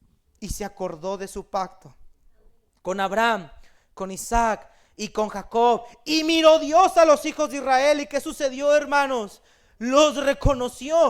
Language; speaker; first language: Spanish; native; Spanish